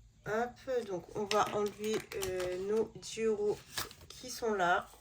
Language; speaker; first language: French; native; French